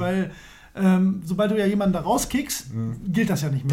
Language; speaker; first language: German; native; German